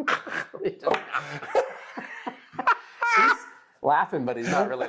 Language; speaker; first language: English; native; English